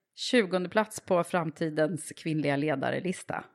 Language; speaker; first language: Swedish; native; Swedish